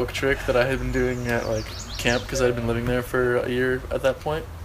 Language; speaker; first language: English; native; English